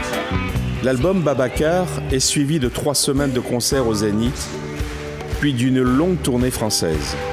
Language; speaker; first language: French; native; French